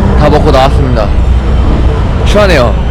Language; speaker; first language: Korean; native; Korean